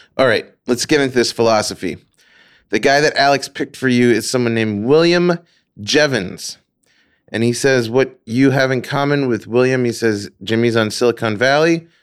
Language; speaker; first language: English; native; English